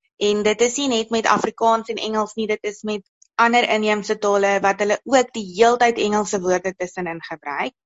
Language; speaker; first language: Afrikaans; native; Afrikaans